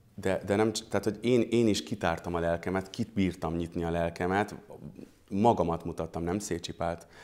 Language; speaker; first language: Hungarian; early bilingual, other home language; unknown